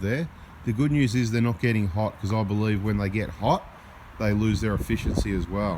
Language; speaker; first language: English; native; English